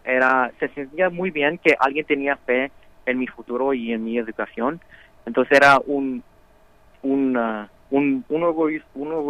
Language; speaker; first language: Spanish; early bilingual, heritage; Spanish